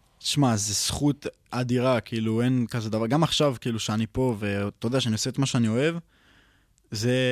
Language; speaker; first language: Hebrew; native; Hebrew